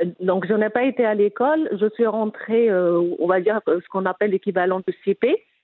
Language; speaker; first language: French; non-native, local second language; Arabic